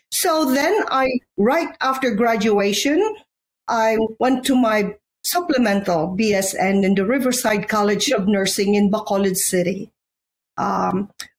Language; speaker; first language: English; non-native, local second language; Hiligaynon